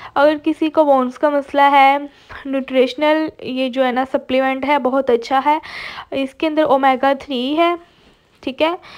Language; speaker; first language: Urdu; native; Urdu